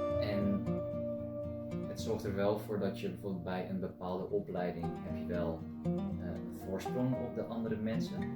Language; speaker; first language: Dutch; early bilingual, other home language; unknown